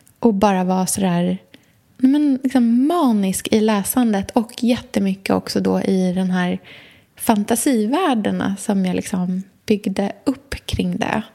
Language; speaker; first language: Swedish; native; Swedish